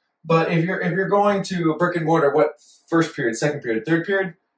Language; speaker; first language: English; native; English